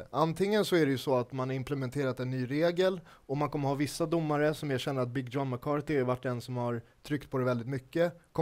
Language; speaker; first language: Swedish; native; Swedish